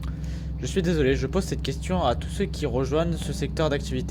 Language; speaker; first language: French; native; French